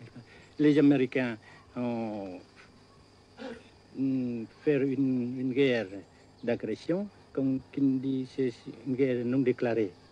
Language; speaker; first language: French; non-native, fluent; Vietnamese